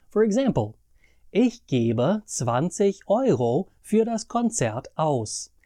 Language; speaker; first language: German; non-native, fluent; English